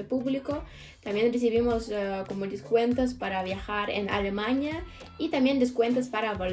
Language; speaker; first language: Spanish; non-native, fluent; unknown